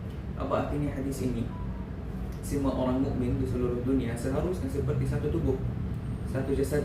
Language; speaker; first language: Indonesian; non-native, learner; Arabic